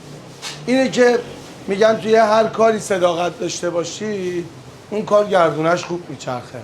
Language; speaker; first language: Persian; native; Persian